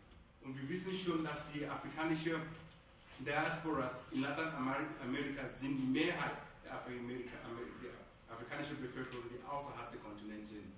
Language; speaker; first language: German; non-native, fluent; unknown